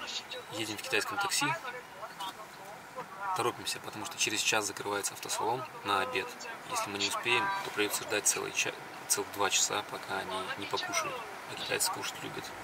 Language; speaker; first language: Russian; native; Russian